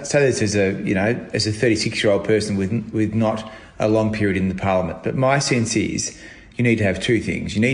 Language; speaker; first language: English; native; English